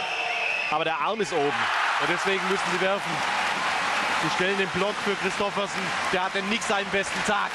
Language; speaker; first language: German; native; German